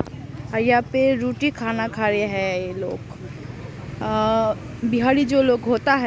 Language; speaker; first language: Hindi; non-native, local second language; Bangla